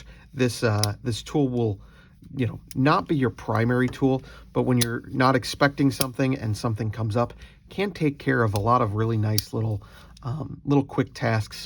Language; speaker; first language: English; native; English